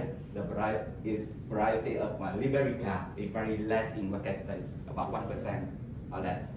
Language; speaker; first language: English; non-native, learner; Vietnamese